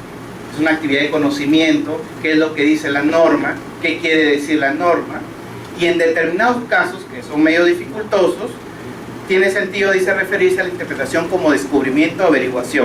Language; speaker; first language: Spanish; native; Spanish